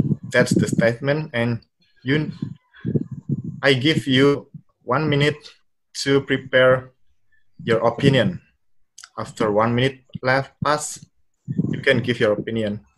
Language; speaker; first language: English; non-native, fluent; Indonesian